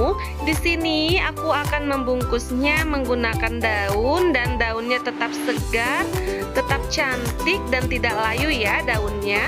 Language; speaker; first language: Indonesian; native; Indonesian